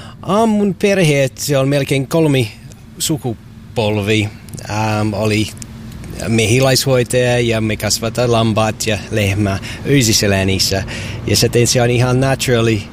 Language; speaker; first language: Finnish; non-native, learner; English